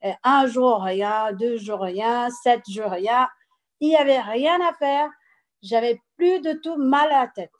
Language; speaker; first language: French; non-native, fluent; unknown